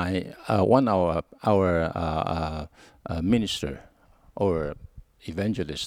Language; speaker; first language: English; non-native, learner; Hakka Chinese